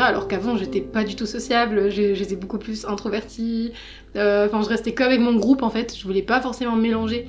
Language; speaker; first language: French; native; French